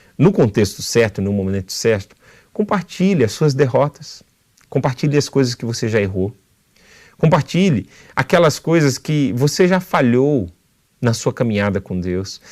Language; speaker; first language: Portuguese; native; Portuguese